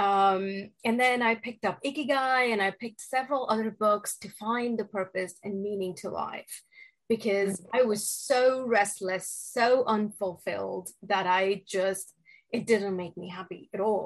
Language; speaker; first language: English; non-native, local second language; Hindi